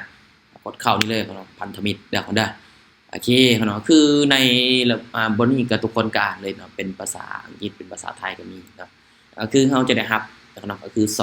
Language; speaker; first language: Thai; non-native, local second language; Lao